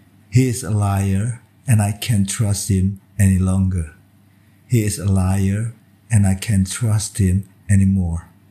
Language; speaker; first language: English; non-native, fluent; Indonesian